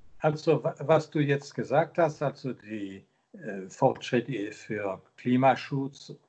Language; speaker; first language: German; non-native, local second language; French